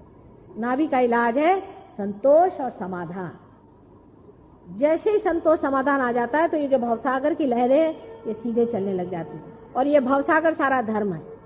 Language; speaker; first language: Hindi; non-native, local second language; Marathi